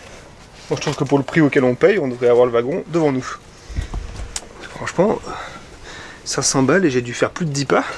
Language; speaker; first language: French; native; French